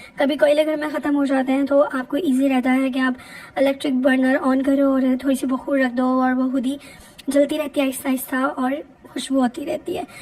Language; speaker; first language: Urdu; native; Urdu